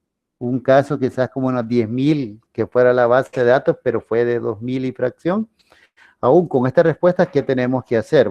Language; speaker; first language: Spanish; native; Spanish